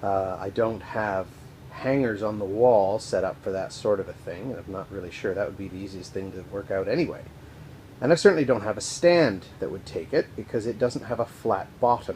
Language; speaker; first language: English; native; English